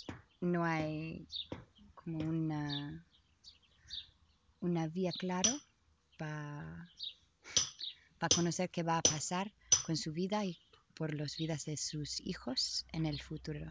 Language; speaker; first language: Spanish; non-native, learner; English